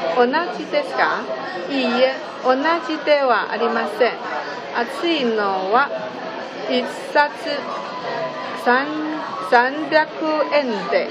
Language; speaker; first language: Japanese; non-native, learner; Chinese